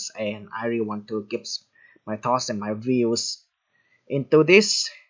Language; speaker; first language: English; non-native, fluent; Vietnamese